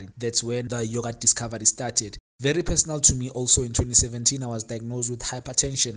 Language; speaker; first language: English; non-native, local second language; Xhosa